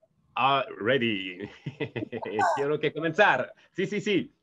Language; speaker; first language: Spanish; non-native, learner; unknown